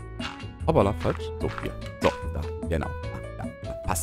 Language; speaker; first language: German; native; German